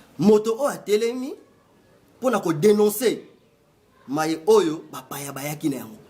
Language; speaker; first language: Lingala; native; Lingala